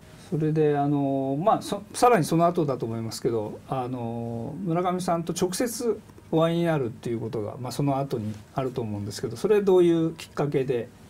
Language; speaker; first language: Japanese; native; Japanese